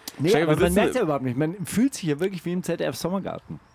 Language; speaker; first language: German; native; German